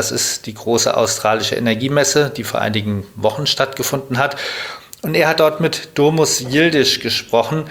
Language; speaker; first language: German; native; German